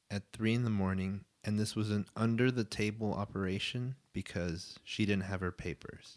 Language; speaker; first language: English; early bilingual, other home language; Spanish